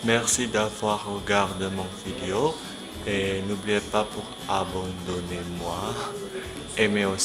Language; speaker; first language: French; non-native, learner; Indonesian